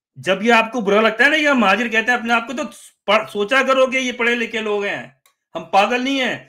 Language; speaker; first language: Urdu; native; Urdu